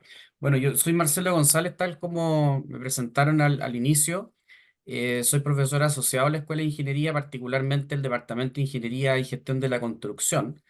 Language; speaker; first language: Spanish; native; Spanish